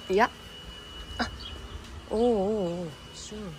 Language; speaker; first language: German; non-native, learner; Japanese